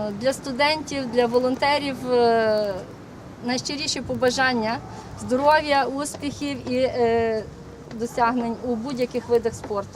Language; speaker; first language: Ukrainian; native; Ukrainian